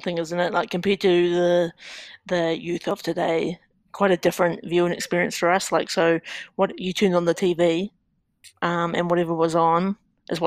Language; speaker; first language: English; native; English